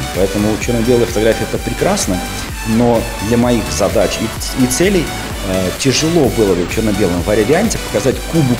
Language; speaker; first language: Russian; native; Russian